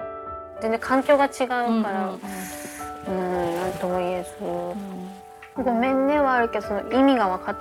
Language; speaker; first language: Japanese; native; Japanese